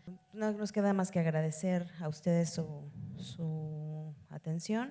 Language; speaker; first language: Spanish; native; Spanish